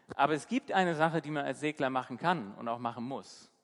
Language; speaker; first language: German; native; German